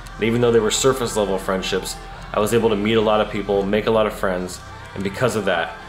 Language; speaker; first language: English; native; English